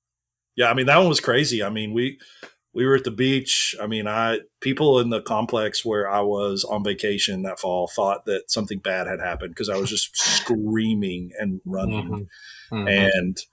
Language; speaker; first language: English; native; English